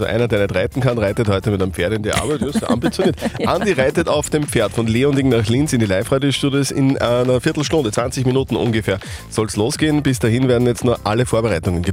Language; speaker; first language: German; native; German